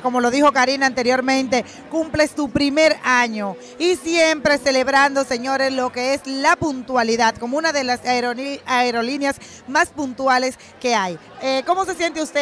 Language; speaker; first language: Spanish; native; Spanish